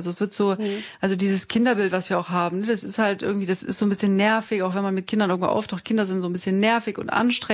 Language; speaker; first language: German; native; German